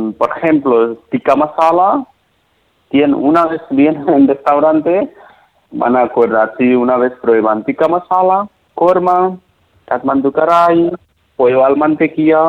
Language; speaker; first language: Spanish; non-native, learner; Nepali